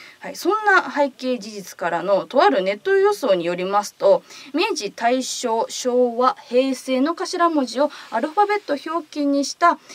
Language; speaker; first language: Japanese; native; Japanese